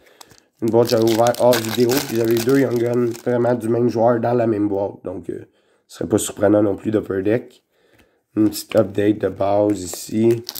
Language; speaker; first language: French; native; French